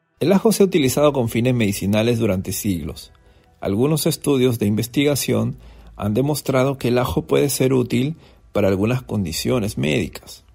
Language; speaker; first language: Spanish; native; Spanish